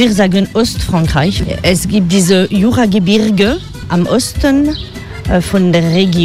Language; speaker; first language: German; non-native, fluent; French